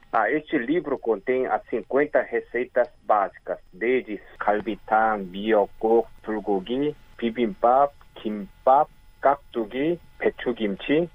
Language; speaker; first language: Portuguese; early bilingual, other home language; Korean